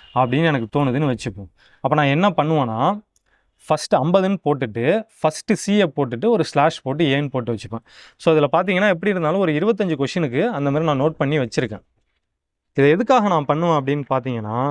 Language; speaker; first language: Tamil; native; Tamil